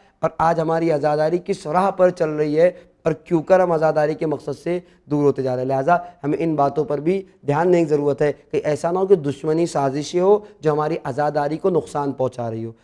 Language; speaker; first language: Urdu; native; Urdu